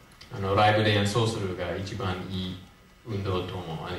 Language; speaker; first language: Japanese; non-native, fluent; English